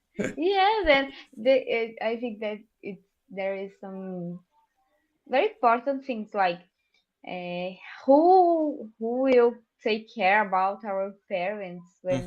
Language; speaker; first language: English; non-native, learner; Portuguese